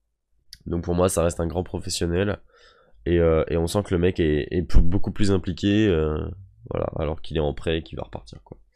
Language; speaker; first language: French; native; French